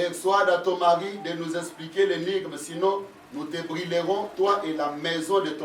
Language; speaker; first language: French; non-native, local second language; Lingala